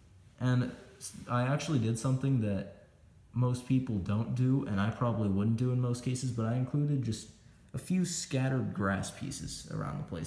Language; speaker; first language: English; native; English